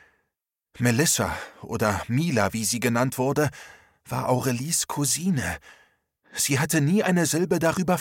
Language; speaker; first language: German; native; German